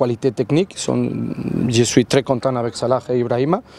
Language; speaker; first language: French; non-native, learner; Catalan